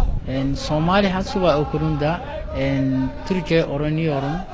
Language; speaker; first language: Turkish; non-native, learner; Somali